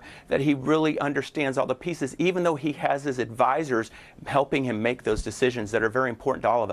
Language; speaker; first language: English; native; English